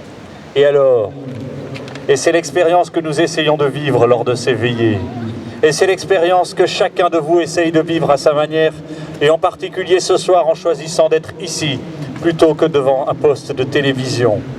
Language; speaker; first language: French; native; French